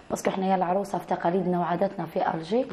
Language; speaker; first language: Arabic; native; Arabic